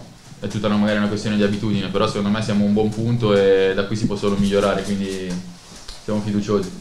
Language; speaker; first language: Italian; native; Italian